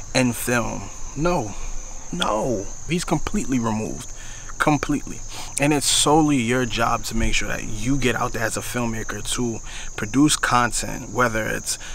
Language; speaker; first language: English; native; English